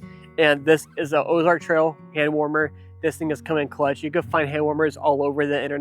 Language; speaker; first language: English; native; English